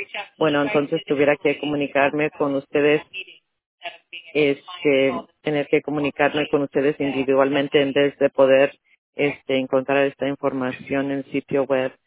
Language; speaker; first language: Spanish; early bilingual, heritage; Spanish